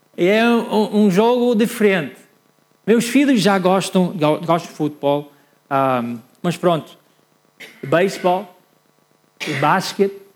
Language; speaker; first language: Portuguese; non-native, learner; English